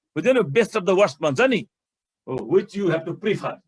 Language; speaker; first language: English; non-native, local second language; Nepali